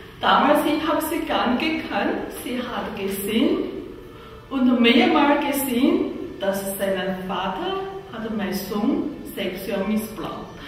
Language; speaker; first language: German; non-native, learner; Chinese